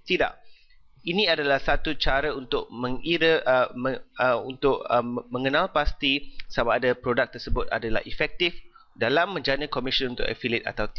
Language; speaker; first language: Malay; native; Malay